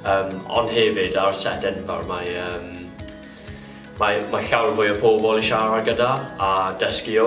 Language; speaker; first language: Welsh; non-native, local second language; English